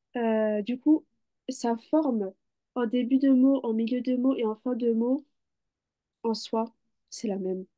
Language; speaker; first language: French; native; French